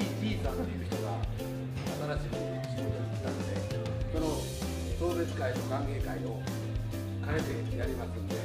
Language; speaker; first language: Japanese; native; Japanese